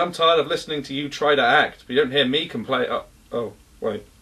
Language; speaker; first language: English; native; English